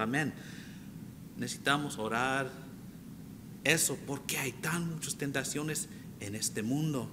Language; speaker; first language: Spanish; non-native, fluent; English